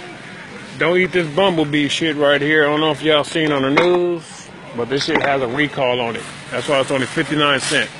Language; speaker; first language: English; native; English